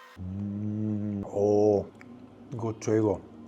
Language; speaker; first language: Korean; non-native, learner; Italian